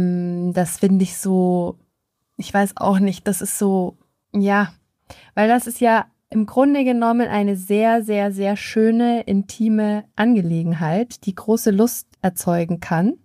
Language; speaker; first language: German; native; German